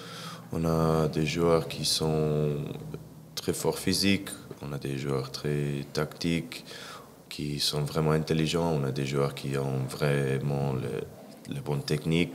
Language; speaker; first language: French; non-native, fluent; English